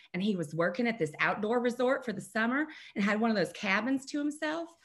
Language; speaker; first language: English; native; English